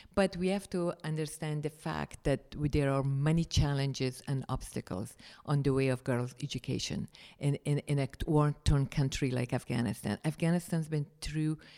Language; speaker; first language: English; non-native, fluent; Persian